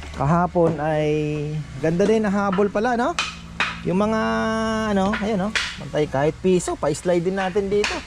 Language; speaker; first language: Filipino; non-native, local second language; Pampanga